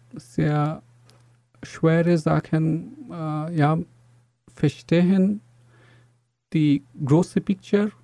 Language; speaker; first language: German; non-native, fluent; Bangla